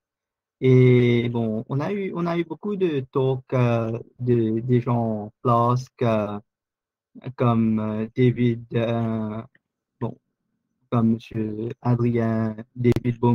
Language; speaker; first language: French; non-native, local second language; Morisyen